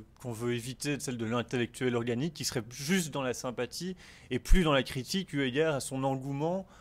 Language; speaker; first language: French; native; French